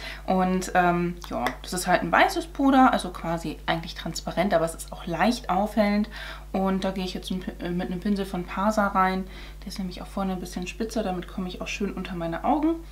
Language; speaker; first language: German; native; German